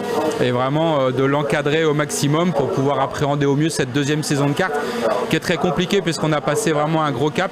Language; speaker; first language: French; native; French